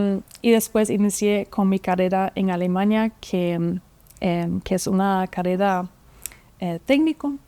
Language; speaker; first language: Spanish; non-native, fluent; German